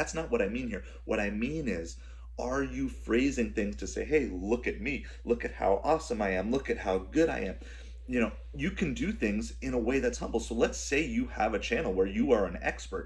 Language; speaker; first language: English; native; English